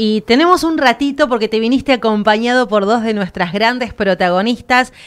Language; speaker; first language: Spanish; native; Spanish